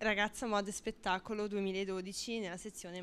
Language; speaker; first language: Italian; non-native, fluent; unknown